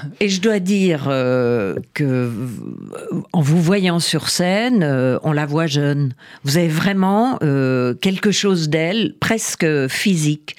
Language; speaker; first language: French; native; French